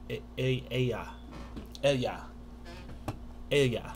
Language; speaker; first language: Spanish; non-native, learner; English